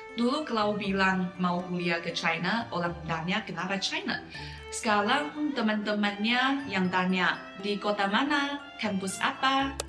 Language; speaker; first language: Indonesian; non-native, fluent; Chinese